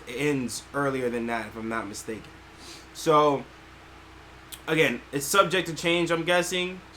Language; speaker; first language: English; native; English